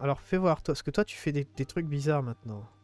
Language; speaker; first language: French; native; French